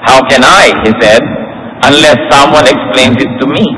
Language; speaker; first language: English; non-native, local second language; Filipino